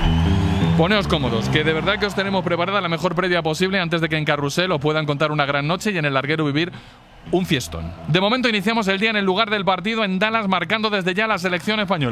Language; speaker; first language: Spanish; native; Spanish